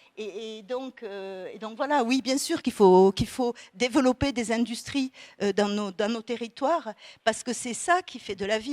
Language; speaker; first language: French; native; French